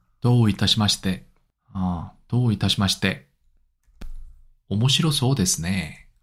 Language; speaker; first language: Japanese; non-native, learner; Korean